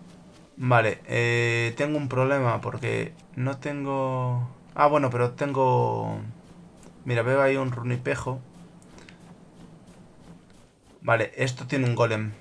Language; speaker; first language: Spanish; native; Spanish